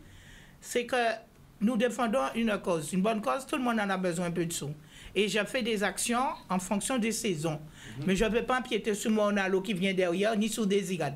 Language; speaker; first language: French; non-native, local second language; Guadeloupean Creole French